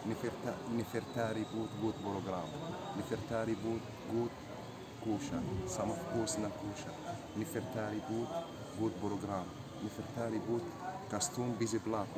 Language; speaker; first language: Russian; non-native, learner; Arabic